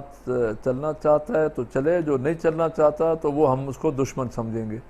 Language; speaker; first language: Urdu; non-native, local second language; Sindhi